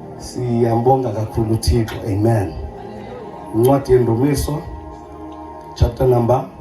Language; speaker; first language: Zulu; non-native, local second language; Xhosa